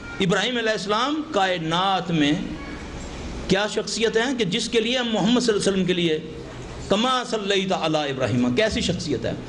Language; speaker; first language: Urdu; non-native, local second language; Punjabi